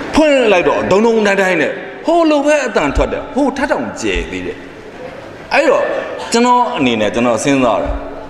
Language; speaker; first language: Burmese; native; Burmese